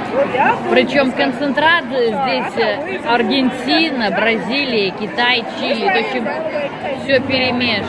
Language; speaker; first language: Russian; native; Russian